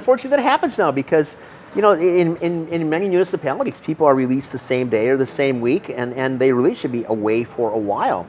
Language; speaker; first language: English; native; English